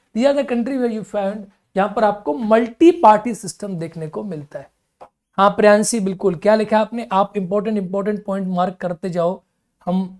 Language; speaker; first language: Hindi; native; Hindi